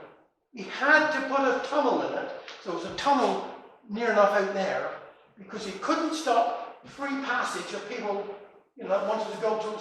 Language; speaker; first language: English; native; English